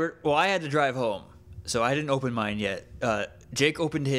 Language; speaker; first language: English; native; English